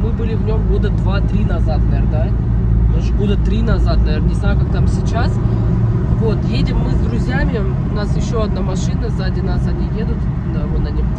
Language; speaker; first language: Russian; native; Russian